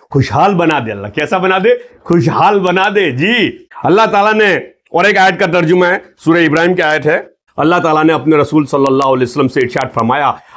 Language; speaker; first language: Hindi; non-native, local second language; Gujarati